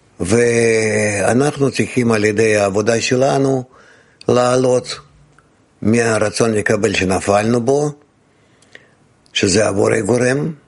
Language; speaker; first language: Hebrew; non-native, fluent; Russian